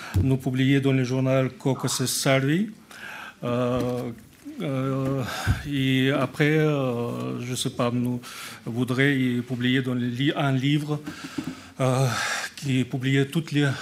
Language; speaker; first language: French; non-native, learner; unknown